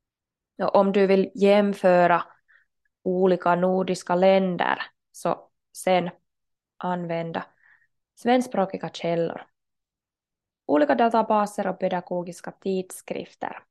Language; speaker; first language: Swedish; non-native, local second language; Finnish